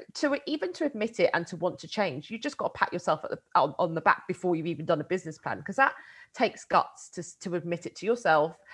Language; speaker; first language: English; native; English